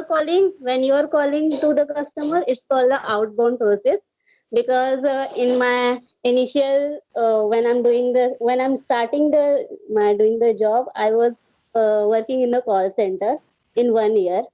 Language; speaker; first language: English; non-native, learner; Hindi